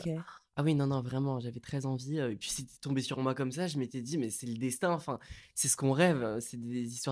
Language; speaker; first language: French; native; French